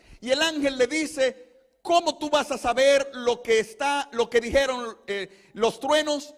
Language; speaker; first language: Spanish; native; Spanish